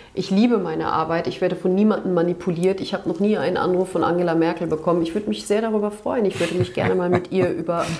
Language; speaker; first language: German; early bilingual, other home language; Turkish